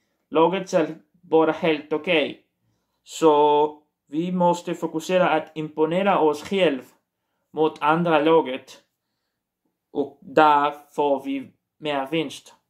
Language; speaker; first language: Swedish; non-native, learner; Portuguese